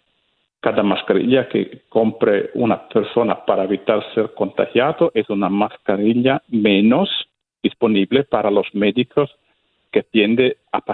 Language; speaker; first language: Spanish; non-native, fluent; Italian